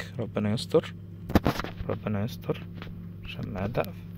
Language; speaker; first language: Arabic; native; Arabic